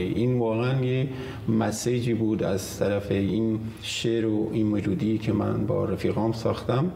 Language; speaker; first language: Persian; non-native, local second language; Kurdish